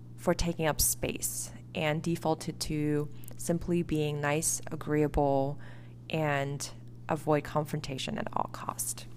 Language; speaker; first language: English; early bilingual, other home language; Chinese